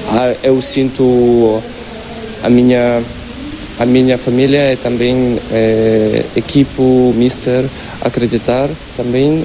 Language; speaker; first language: Portuguese; non-native, learner; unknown